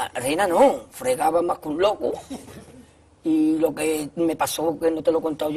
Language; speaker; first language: Spanish; native; Spanish